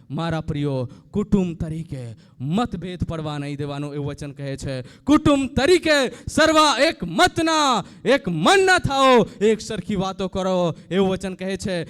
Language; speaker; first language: Gujarati; native; Gujarati